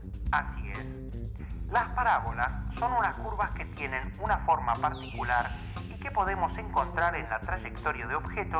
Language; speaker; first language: Spanish; native; Spanish